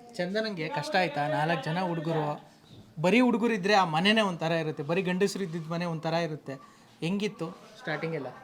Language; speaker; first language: Kannada; native; Kannada